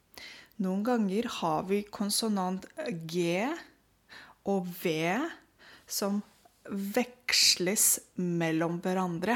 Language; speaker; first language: Norwegian; non-native, fluent; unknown